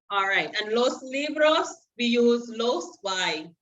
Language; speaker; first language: Spanish; non-native, fluent; English